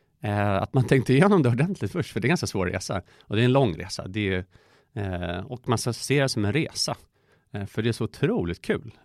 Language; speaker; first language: Swedish; early bilingual, other home language; Persian